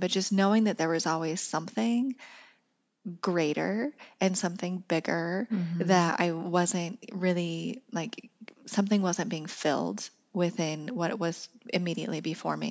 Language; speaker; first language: English; native; English